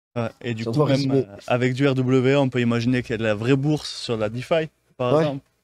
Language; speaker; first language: French; native; French